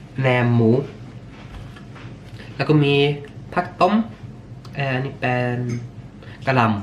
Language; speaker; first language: Thai; early bilingual, heritage; Swedish